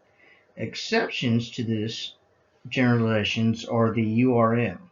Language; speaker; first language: English; native; English